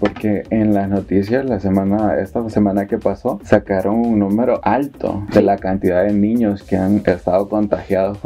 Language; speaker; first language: Spanish; native; Spanish